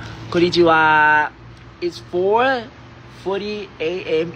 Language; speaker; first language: English; non-native, learner; Thai